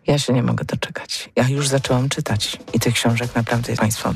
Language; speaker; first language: Polish; native; Polish